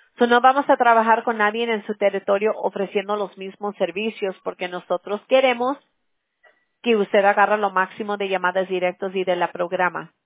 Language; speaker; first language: Spanish; early bilingual, heritage; Spanish